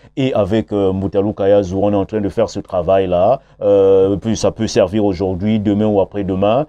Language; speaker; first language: French; non-native, local second language; Kongo